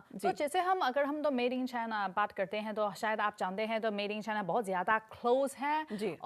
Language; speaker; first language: Hindi; non-native, fluent; Chinese